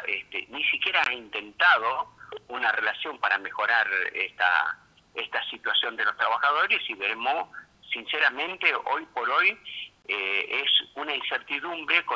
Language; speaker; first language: Spanish; native; Spanish